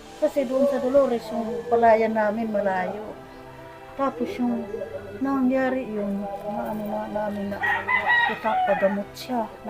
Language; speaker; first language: Filipino; non-native, local second language; Waray